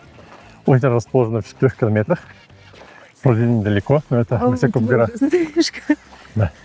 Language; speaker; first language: Russian; native; Russian